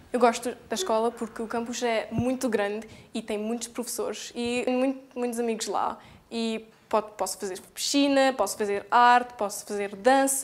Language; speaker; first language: Portuguese; early bilingual, heritage; Portuguese